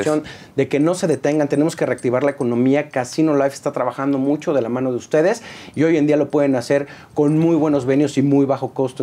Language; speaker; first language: Spanish; native; Spanish